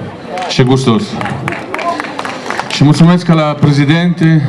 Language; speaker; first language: Romanian; non-native, learner; Italian